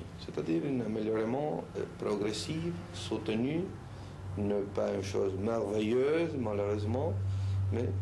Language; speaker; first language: French; non-native, learner; Spanish